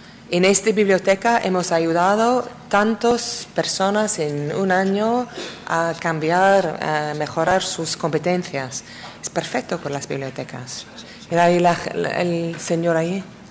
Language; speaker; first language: Spanish; non-native, learner; English